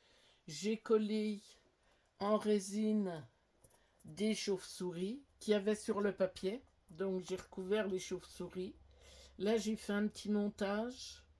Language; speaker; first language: French; native; French